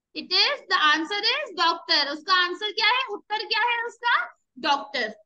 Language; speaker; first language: Hindi; native; Hindi